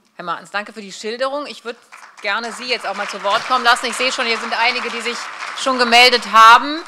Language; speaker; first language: German; native; German